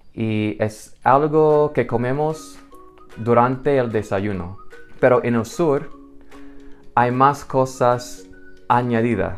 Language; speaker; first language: Spanish; non-native, fluent; English